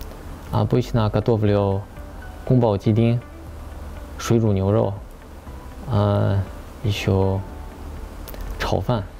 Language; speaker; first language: Russian; non-native, learner; Chinese